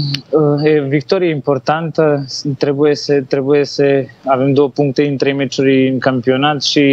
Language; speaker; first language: Romanian; non-native, fluent; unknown